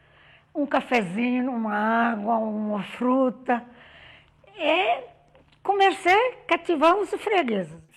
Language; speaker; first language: Portuguese; non-native, fluent; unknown